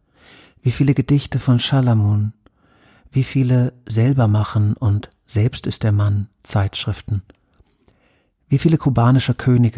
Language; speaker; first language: German; native; German